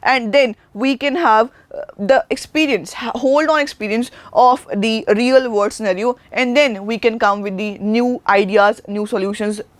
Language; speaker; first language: English; non-native, local second language; Punjabi